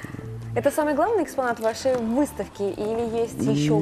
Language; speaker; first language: Russian; native; Russian